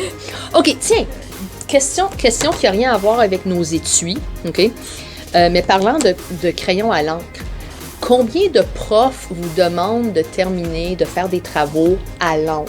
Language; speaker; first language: French; native; French